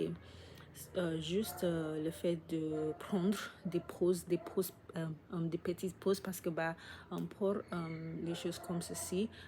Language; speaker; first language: French; non-native, learner; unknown